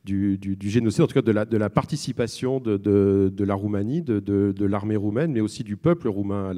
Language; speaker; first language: French; native; French